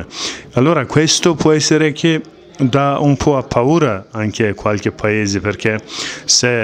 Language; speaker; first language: Italian; non-native, learner; Kurdish